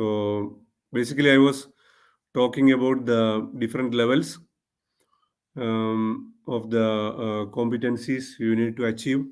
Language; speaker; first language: English; non-native, local second language; Malayalam